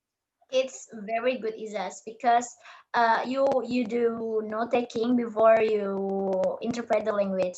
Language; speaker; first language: English; non-native, learner; Indonesian